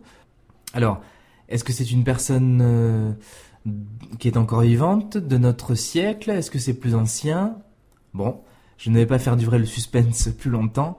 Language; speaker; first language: French; native; French